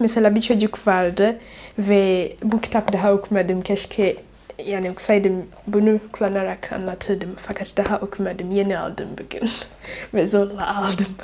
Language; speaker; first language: Turkish; non-native, learner; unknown